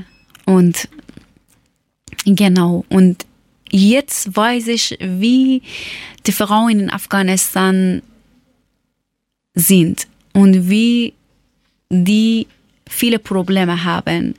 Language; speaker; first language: German; non-native, learner; Persian